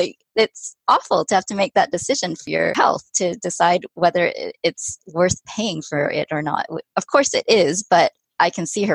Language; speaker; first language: English; native; English